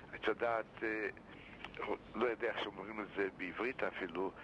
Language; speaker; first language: Hebrew; non-native, fluent; Lithuanian